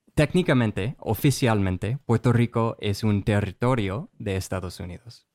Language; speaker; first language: Spanish; non-native, fluent; English